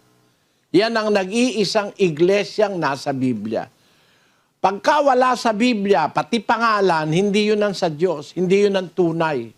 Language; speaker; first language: Filipino; native; Filipino